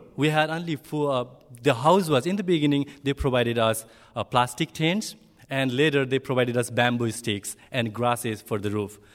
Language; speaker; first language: English; non-native, learner; Nepali